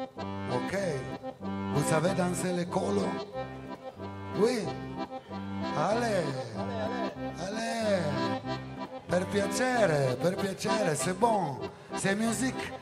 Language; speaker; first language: French; non-native, learner; Italian